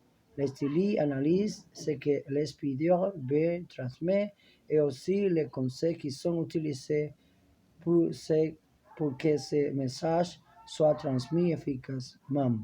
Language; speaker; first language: French; non-native, learner; Spanish